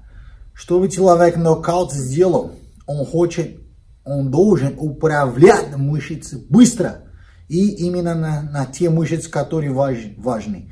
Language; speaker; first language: Russian; non-native, learner; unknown